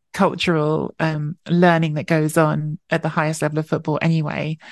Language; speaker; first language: English; native; English